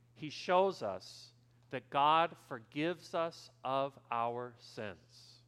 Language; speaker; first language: English; native; English